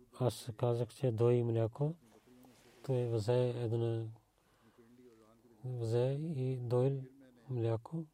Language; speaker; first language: Bulgarian; non-native, learner; Urdu